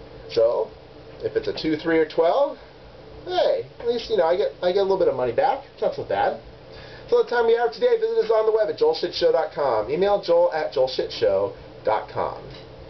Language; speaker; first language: English; native; English